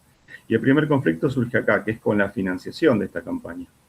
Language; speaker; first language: Spanish; native; Spanish